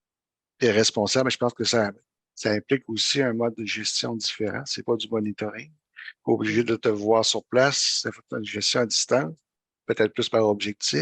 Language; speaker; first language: French; native; French